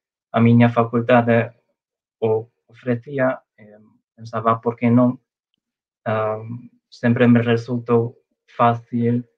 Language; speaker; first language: Portuguese; non-native, fluent; Chinese